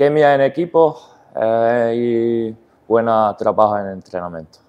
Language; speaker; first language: Spanish; non-native, learner; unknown